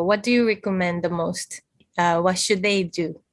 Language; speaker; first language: English; non-native, fluent; Japanese